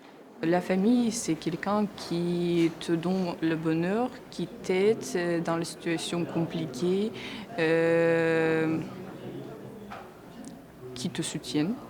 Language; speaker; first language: French; non-native, fluent; Ukrainian